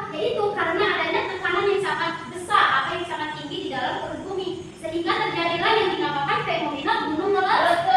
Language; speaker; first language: Indonesian; native; Indonesian